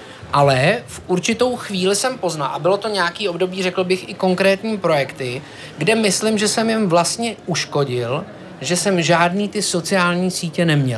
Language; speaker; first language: Czech; native; Czech